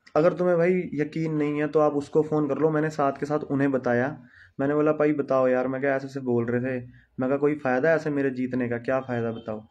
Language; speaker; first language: Hindi; non-native, local second language; Punjabi